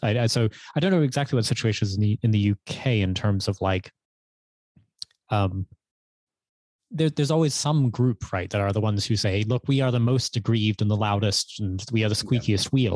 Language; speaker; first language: English; native; English